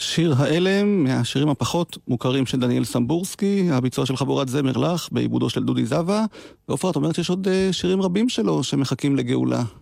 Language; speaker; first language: Hebrew; native; Hebrew